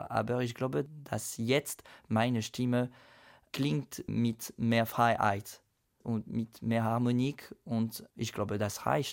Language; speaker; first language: German; non-native, fluent; French